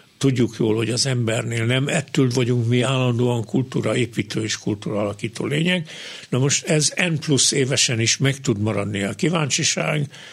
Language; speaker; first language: Hungarian; native; Hungarian